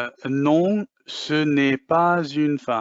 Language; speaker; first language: French; non-native, learner; English